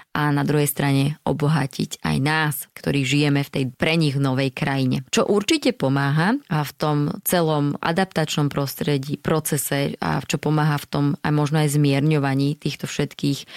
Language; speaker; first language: Slovak; native; Slovak